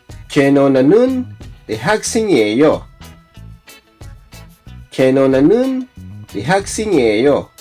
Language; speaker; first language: Korean; non-native, learner; Filipino